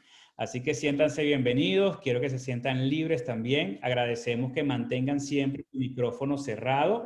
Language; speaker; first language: Spanish; native; Spanish